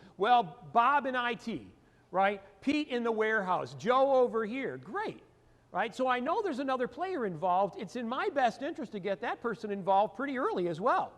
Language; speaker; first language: English; native; English